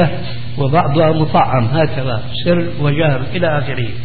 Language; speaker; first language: Arabic; early bilingual, other home language; Albanian